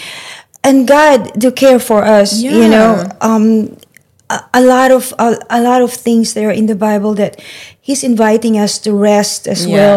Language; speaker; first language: English; non-native, local second language; Filipino